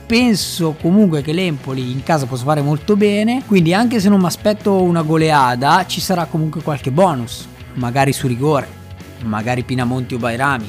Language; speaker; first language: Italian; native; Italian